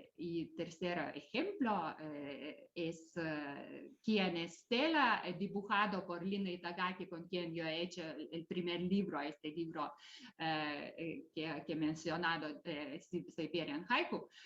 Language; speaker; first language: Spanish; non-native, fluent; Lithuanian